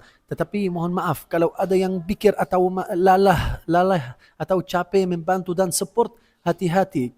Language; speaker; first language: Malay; non-native, fluent; Arabic